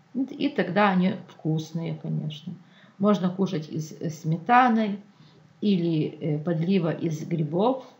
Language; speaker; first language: Russian; non-native, local second language; Ukrainian